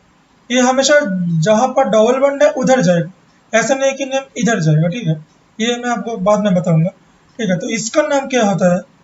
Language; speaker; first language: Hindi; non-native, local second language; Bangla